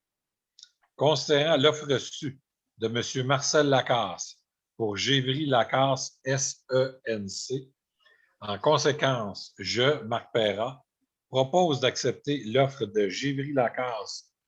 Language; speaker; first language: French; native; French